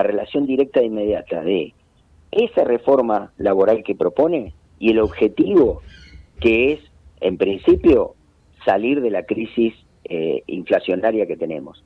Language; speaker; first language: Spanish; native; Spanish